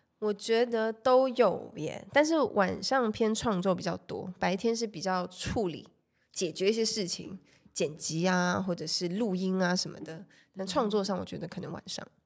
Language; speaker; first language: Chinese; native; Chinese